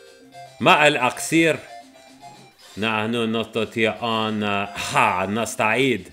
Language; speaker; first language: Arabic; non-native, learner; English